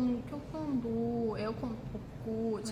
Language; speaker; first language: Korean; non-native, fluent; Ukrainian